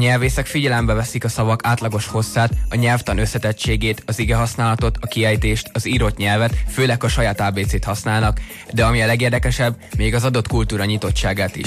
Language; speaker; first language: Hungarian; native; Hungarian